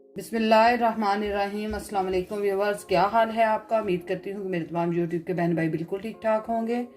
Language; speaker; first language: Urdu; native; Urdu